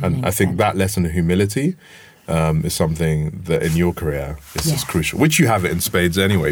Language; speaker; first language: English; non-native, local second language; Yoruba